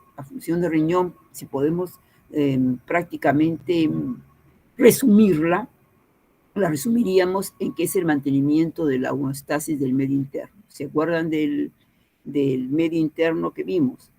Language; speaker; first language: Spanish; native; Spanish